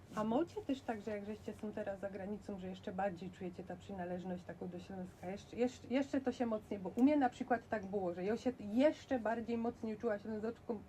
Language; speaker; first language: Polish; native; Polish